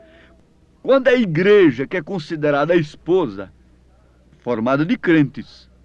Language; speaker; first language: Portuguese; native; Portuguese